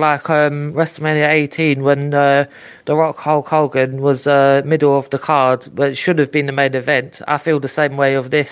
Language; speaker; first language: English; native; English